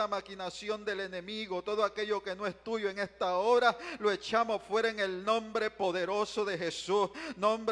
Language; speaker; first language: Spanish; native; Spanish